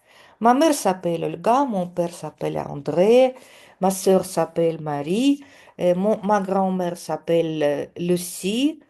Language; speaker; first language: French; non-native, fluent; Russian